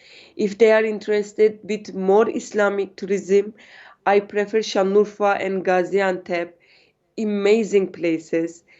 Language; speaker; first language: English; non-native, learner; Turkish